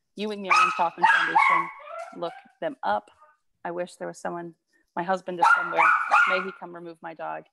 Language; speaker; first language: English; native; English